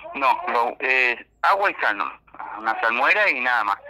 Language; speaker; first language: Spanish; native; Spanish